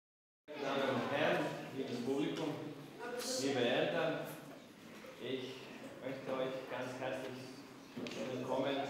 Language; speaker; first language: German; non-native, fluent; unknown